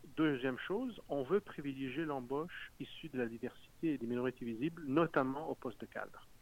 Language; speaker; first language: French; native; French